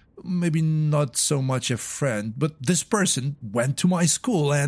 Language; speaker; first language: English; non-native, fluent; Polish